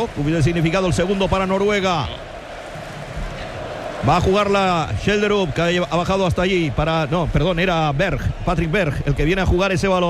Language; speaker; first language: Spanish; native; Spanish